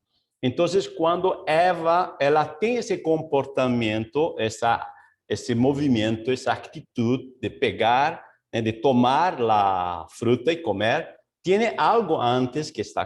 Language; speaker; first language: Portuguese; non-native, fluent; Spanish